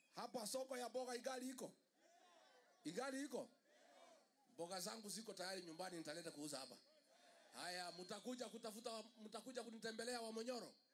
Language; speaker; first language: Swahili; non-native, local second language; Kikuyu